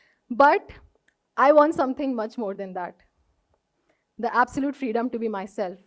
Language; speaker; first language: English; non-native, local second language; Hindi